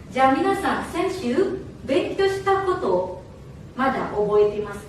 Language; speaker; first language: Japanese; non-native, fluent; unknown